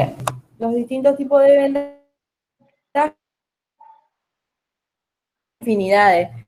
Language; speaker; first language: Spanish; native; Spanish